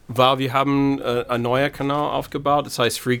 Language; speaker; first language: German; non-native, fluent; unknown